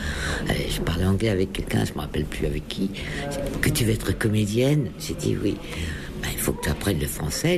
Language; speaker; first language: French; native; French